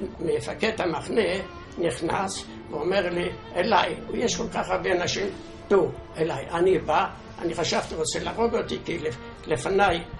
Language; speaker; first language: Hebrew; non-native, fluent; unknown